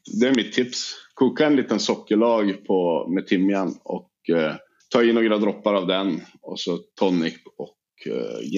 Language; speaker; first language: Swedish; native; Swedish